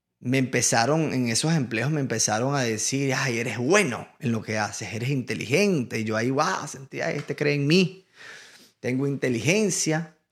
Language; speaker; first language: Spanish; native; Spanish